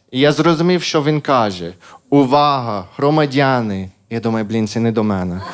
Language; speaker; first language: Ukrainian; non-native, fluent; English